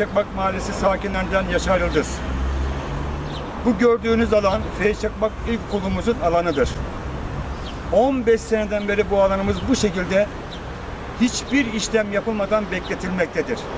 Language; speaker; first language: Turkish; native; Turkish